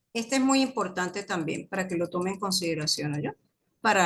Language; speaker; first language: Spanish; native; Spanish